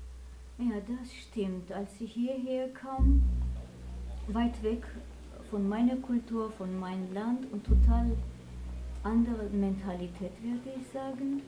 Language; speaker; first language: German; non-native, fluent; Armenian